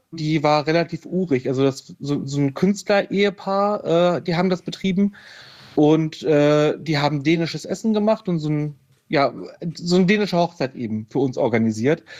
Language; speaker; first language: German; native; German